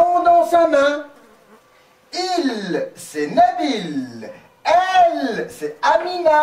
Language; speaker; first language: French; non-native, local second language; Arabic